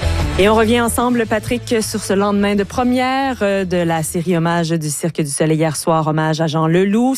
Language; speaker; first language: French; native; French